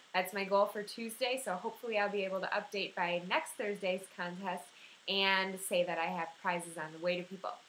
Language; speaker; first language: English; native; English